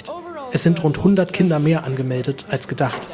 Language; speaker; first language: German; native; German